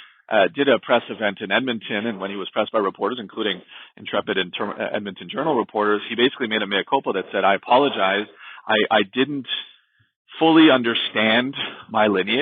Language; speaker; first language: English; native; English